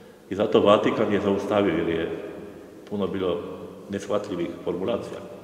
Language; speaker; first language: Serbian; non-native, fluent; Polish